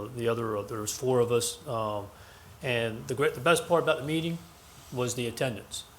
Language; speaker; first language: English; native; English